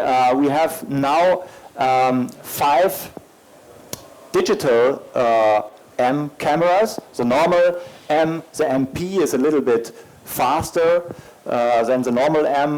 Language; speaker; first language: English; non-native, learner; German